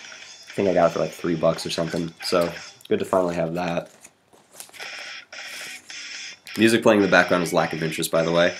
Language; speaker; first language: English; native; English